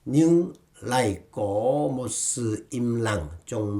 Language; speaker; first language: Vietnamese; non-native, fluent; Korean